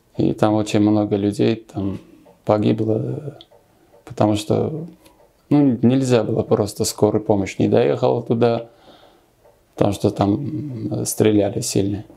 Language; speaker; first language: Russian; non-native, local second language; Armenian